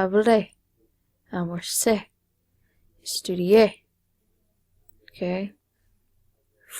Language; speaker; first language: Spanish; non-native, fluent; English